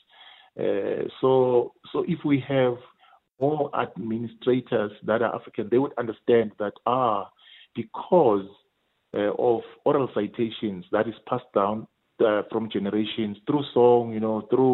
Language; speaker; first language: English; non-native, local second language; Swati